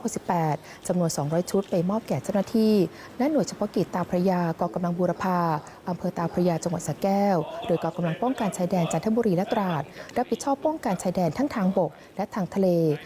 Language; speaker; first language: Thai; native; Thai